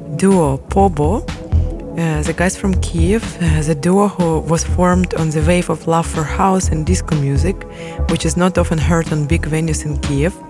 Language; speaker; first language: English; non-native, fluent; Ukrainian